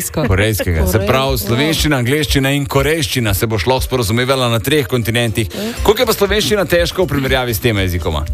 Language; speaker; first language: Slovenian; native; Slovenian